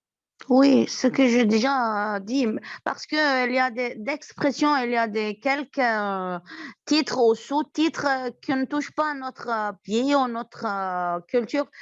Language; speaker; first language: French; non-native, learner; Arabic